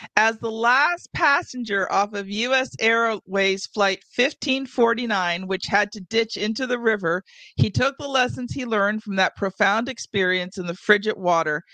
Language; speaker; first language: English; native; English